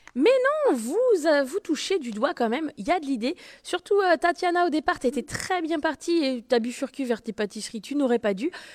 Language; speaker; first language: French; native; French